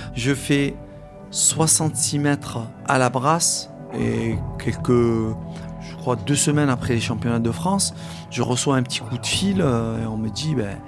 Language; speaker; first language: French; non-native, local second language; Arabic